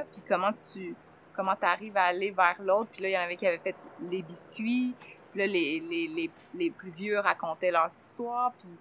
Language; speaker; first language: French; native; French